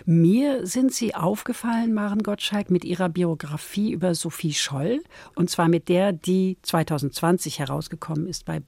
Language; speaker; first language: German; native; German